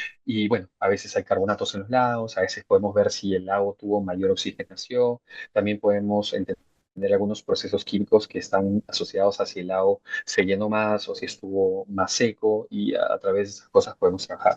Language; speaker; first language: Spanish; native; Spanish